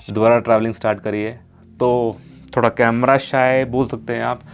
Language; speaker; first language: Hindi; native; Hindi